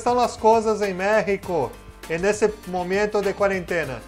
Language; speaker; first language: Spanish; non-native, learner; Portuguese